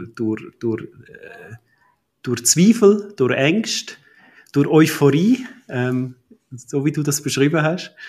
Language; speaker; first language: German; native; German